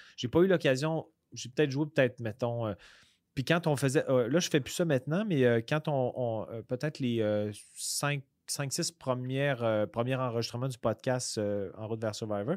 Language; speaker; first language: French; native; French